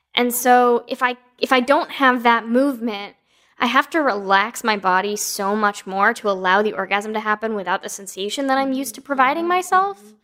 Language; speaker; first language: English; native; English